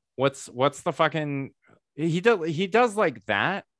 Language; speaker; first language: English; native; English